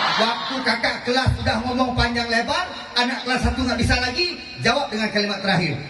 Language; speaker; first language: Malay; non-native, local second language; Achinese